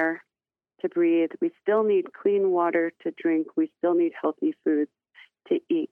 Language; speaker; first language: English; native; English